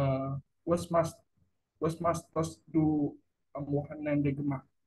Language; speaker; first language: German; non-native, learner; Indonesian